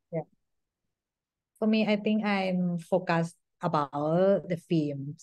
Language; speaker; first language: English; non-native, learner; Thai